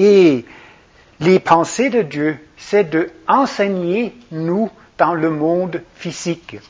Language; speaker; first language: French; non-native, fluent; Danish